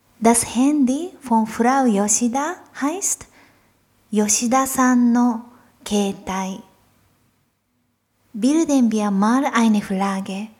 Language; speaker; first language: German; non-native, fluent; Japanese